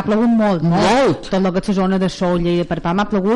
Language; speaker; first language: Catalan; native; Catalan